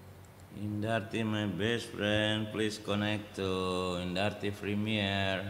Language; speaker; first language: English; non-native, learner; Indonesian